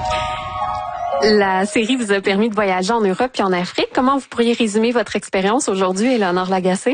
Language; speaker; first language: French; native; French